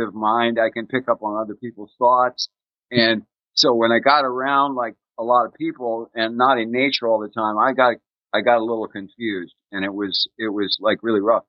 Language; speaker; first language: English; native; English